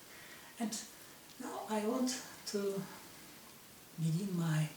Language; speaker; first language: English; non-native, learner; Russian